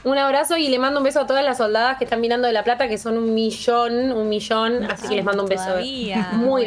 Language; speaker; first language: Spanish; native; Spanish